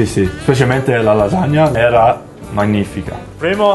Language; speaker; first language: Italian; non-native, learner; English